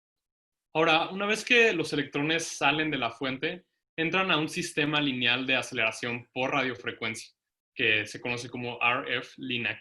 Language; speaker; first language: Spanish; native; Spanish